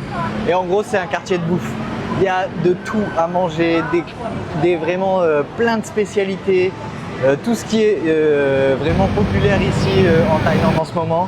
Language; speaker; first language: French; native; French